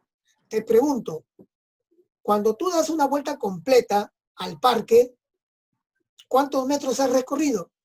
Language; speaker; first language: Spanish; native; Spanish